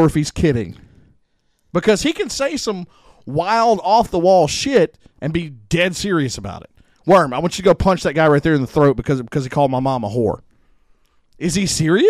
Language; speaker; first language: English; native; English